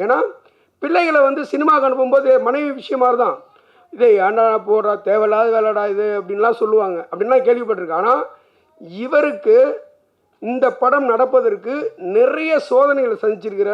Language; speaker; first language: Tamil; native; Tamil